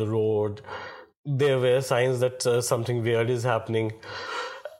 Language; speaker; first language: English; non-native, local second language; Kashmiri